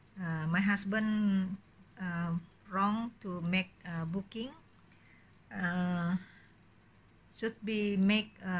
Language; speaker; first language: English; non-native, learner; Indonesian